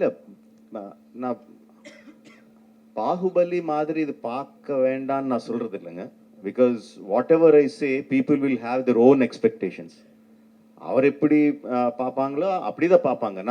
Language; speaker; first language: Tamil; non-native, local second language; Telugu